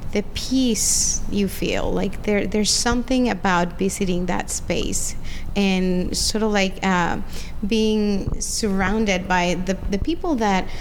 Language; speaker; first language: English; non-native, fluent; Spanish